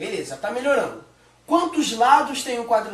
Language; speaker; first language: Portuguese; native; Portuguese